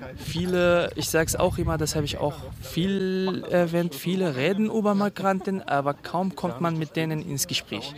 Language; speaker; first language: German; non-native, fluent; Kurdish